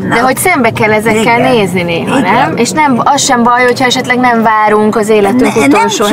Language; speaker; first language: Hungarian; native; Hungarian